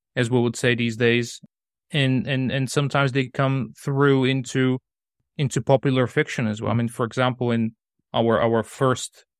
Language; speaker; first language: English; non-native, fluent; Bulgarian